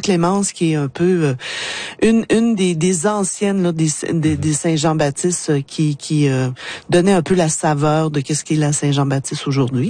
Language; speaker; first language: French; native; French